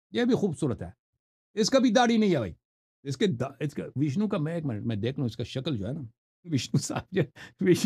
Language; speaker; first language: Urdu; non-native, fluent; Persian